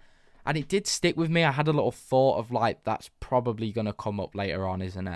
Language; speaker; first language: English; native; English